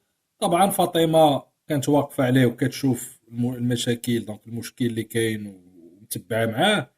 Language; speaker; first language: Arabic; native; Arabic